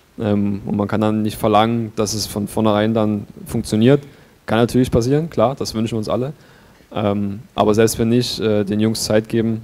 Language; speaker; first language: German; native; German